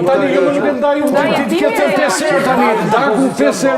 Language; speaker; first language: Albanian; native; Albanian